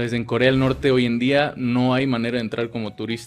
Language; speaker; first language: Spanish; native; Spanish